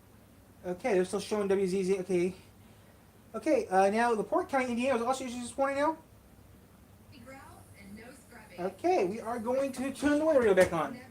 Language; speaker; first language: English; native; English